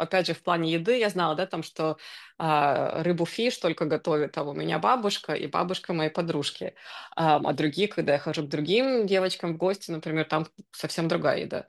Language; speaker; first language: Russian; native; Russian